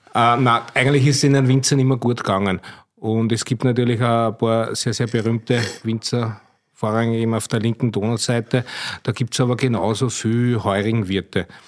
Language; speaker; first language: German; native; German